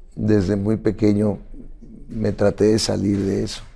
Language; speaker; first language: Spanish; native; Spanish